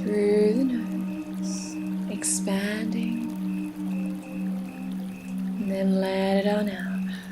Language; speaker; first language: English; native; English